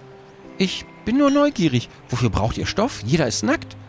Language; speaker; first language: German; native; German